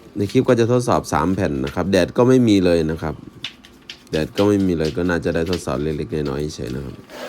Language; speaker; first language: Thai; native; Thai